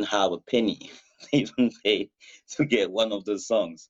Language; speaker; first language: English; non-native, fluent; Mossi